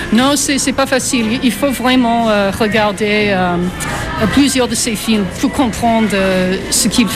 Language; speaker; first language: French; non-native, fluent; English